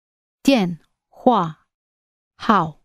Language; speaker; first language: Chinese; non-native, learner; English